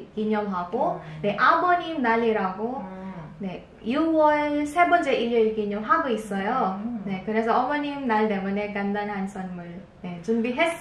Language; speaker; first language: Korean; non-native, fluent; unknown